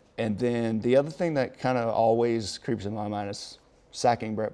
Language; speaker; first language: English; native; English